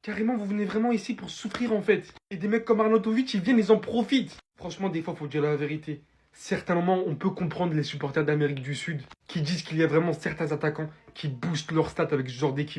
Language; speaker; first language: French; native; French